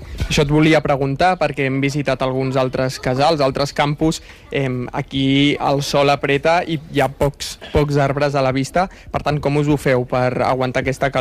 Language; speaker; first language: Catalan; native; Catalan